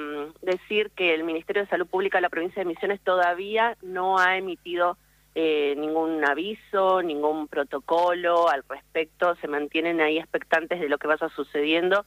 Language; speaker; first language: Spanish; native; Spanish